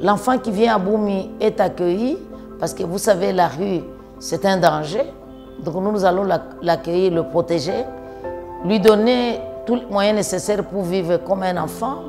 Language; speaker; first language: French; non-native, local second language; Swahili